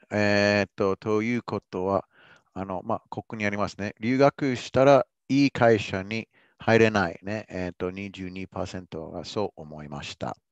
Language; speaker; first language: Japanese; non-native, fluent; English